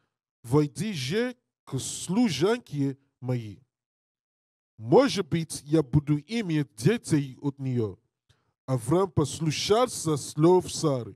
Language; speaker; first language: Russian; non-native, learner; English